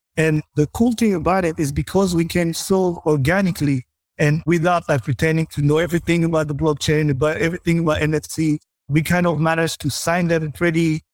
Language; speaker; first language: English; non-native, fluent; French